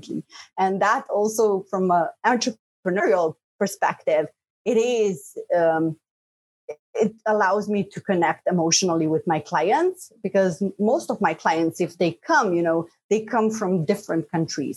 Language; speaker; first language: English; non-native, fluent; Bosnian